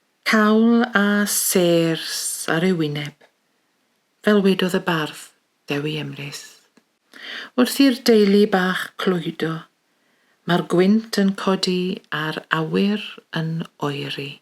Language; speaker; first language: Welsh; native; Welsh